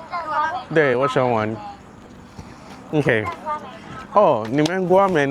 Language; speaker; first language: Chinese; non-native, learner; English